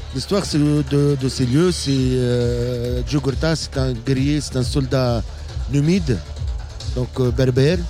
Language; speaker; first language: French; non-native, local second language; Arabic